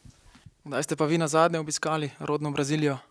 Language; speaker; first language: Slovenian; native; Slovenian